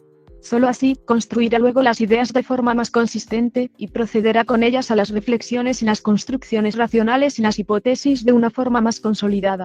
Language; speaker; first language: Spanish; native; Spanish